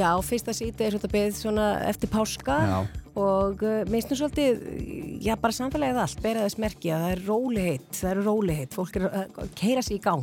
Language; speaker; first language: Icelandic; native; Icelandic